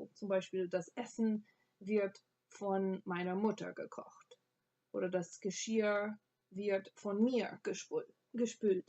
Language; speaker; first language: German; non-native, fluent; English